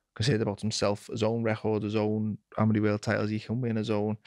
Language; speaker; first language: English; native; English